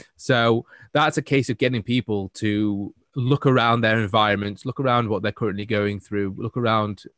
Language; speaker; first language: English; native; English